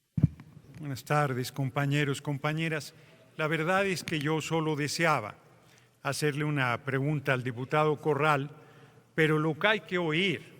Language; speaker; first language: Spanish; native; Spanish